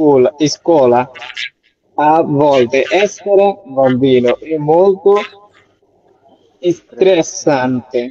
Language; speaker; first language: Italian; non-native, learner; Bangla